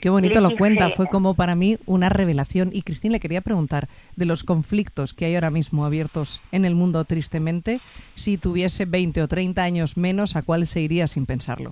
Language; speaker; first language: Spanish; native; Spanish